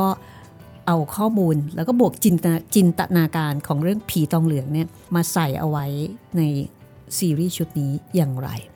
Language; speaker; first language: Thai; native; Thai